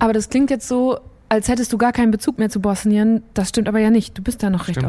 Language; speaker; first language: German; native; German